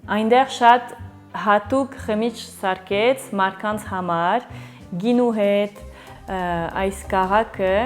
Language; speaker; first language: Armenian; early bilingual, heritage; Armenian